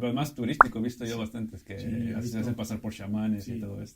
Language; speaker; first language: Spanish; native; Spanish